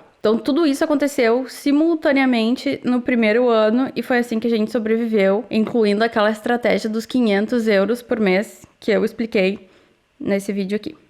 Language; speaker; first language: Portuguese; native; Portuguese